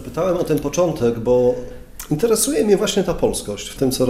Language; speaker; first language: Polish; native; Polish